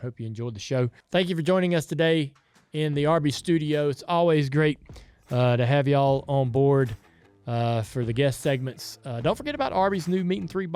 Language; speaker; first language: English; native; English